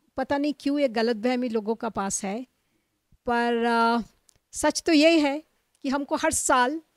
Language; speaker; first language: Hindi; non-native, local second language; Bangla